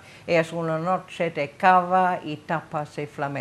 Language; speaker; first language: Spanish; non-native, learner; English